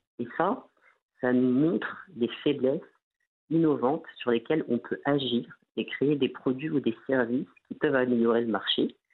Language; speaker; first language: French; non-native, local second language; Arabic